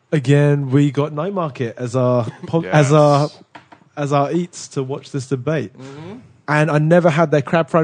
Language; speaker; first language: English; native; English